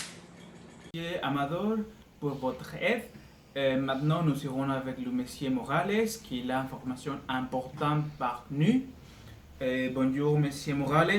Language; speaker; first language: French; non-native, learner; Spanish